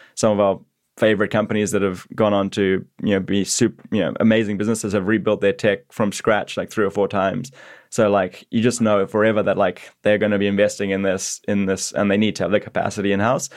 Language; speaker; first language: English; native; English